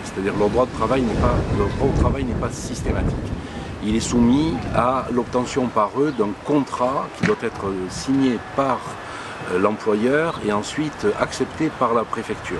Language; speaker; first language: French; native; French